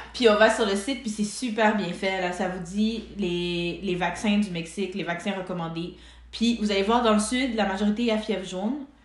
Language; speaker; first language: French; early bilingual, other home language; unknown